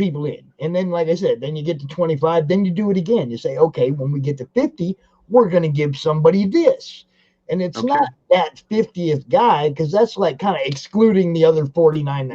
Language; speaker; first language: English; native; English